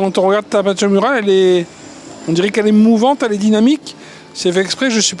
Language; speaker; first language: French; native; French